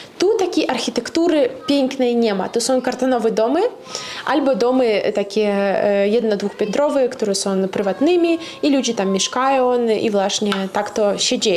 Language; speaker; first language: Polish; non-native, fluent; Russian